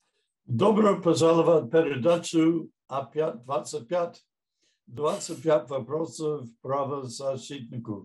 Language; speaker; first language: Russian; non-native, fluent; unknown